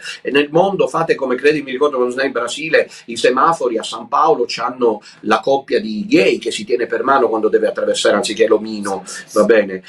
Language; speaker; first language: Italian; native; Italian